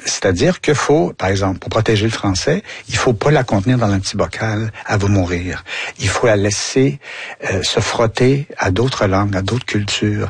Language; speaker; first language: French; native; French